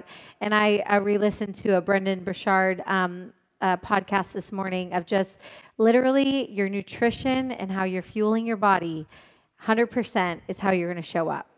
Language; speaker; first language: English; native; English